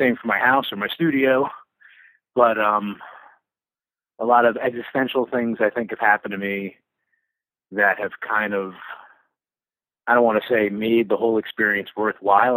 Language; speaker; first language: English; native; English